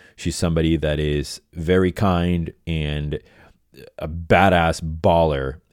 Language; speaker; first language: English; non-native, fluent; Spanish